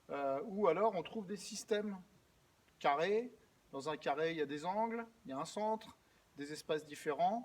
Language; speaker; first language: French; native; French